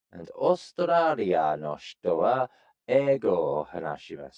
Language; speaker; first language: Japanese; non-native, learner; English